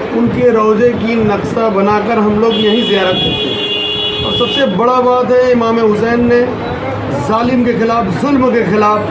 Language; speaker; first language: Urdu; native; Urdu